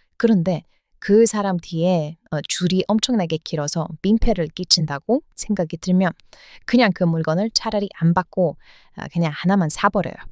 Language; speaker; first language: Korean; non-native, fluent; English